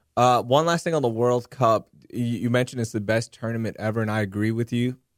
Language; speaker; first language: English; early bilingual, other home language; Urdu